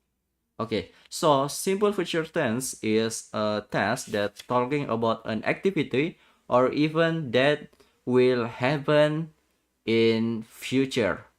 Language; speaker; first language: English; non-native, learner; Indonesian